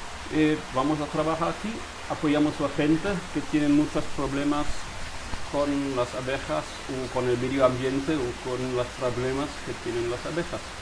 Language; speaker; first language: Spanish; non-native, fluent; German